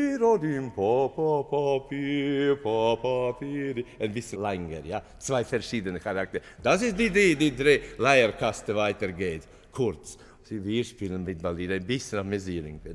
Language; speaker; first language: German; non-native, fluent; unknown